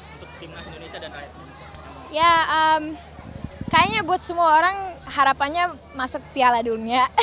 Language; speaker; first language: Indonesian; early bilingual, other home language; English